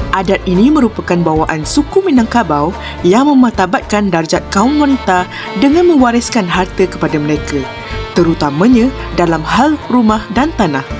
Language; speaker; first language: Malay; native; Malay